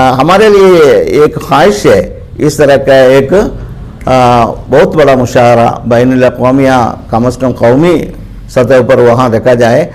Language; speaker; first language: Urdu; non-native, local second language; Malayalam